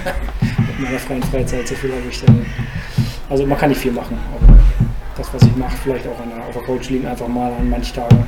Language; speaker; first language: German; native; German